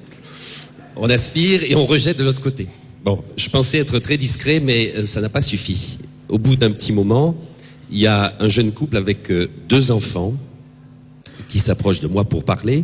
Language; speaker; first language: French; native; French